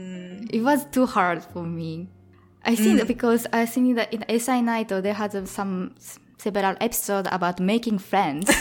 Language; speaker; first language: English; non-native, learner; Japanese